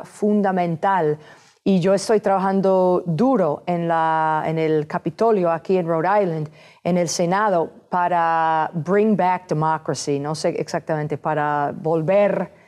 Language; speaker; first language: Spanish; non-native, fluent; English